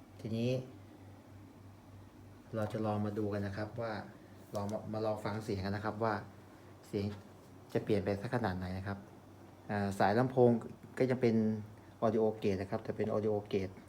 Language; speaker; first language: Thai; native; Thai